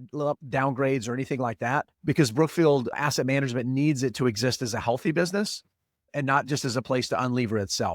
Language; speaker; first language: English; native; English